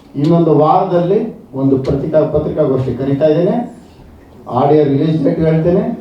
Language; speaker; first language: Kannada; non-native, local second language; Telugu